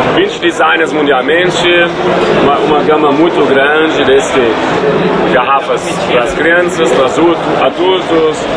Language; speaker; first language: Portuguese; non-native, fluent; German